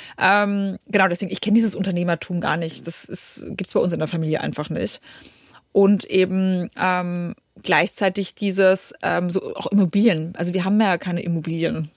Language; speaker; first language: German; early bilingual, other home language; Polish